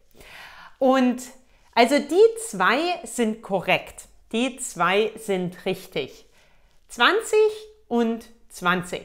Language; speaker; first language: German; native; German